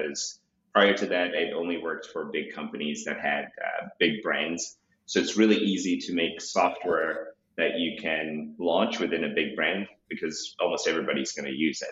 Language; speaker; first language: English; non-native, local second language; Shona